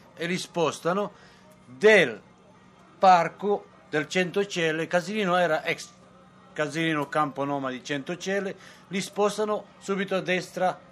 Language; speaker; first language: Italian; non-native, fluent; Serbian